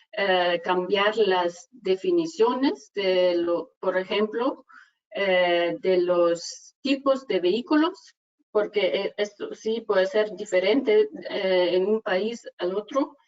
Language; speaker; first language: Spanish; non-native, fluent; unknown